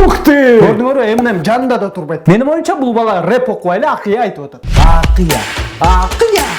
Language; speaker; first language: Kyrgyz; native; Kyrgyz